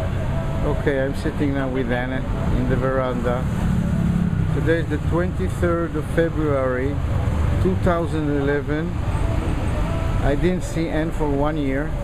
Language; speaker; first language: English; non-native, learner; Hebrew